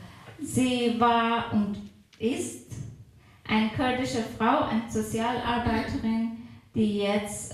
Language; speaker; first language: German; non-native, fluent; Persian